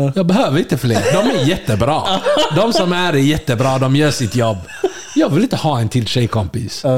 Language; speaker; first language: Swedish; early bilingual, other home language; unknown